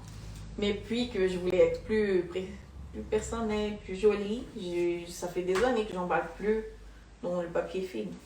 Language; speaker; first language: French; non-native, fluent; Portuguese